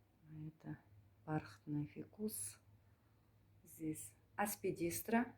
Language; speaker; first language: Russian; non-native, learner; Turkmen